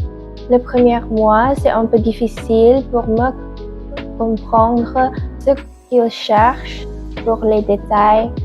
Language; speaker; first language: French; non-native, learner; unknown